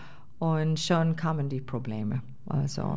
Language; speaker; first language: German; non-native, fluent; English